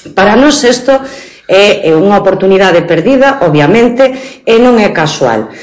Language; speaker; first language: Galician; native; Galician